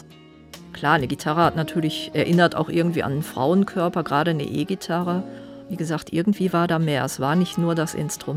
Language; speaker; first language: German; native; German